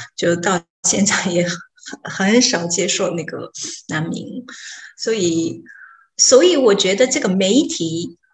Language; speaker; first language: Chinese; non-native, fluent; Japanese